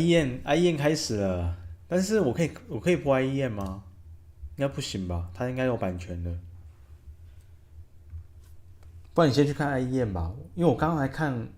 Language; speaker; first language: Chinese; native; Chinese